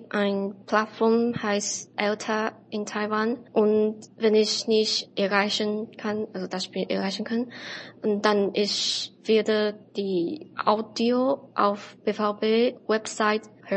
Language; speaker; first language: German; non-native, learner; Chinese